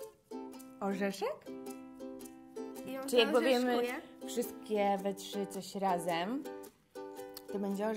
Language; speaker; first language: Polish; native; Polish